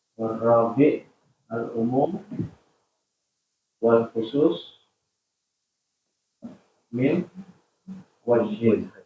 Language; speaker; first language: Arabic; non-native, fluent; Indonesian